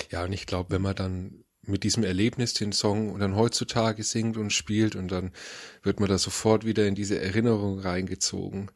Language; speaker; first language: German; native; German